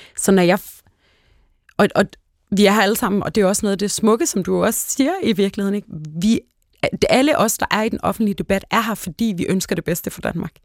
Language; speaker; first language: Danish; early bilingual, other home language; Arabic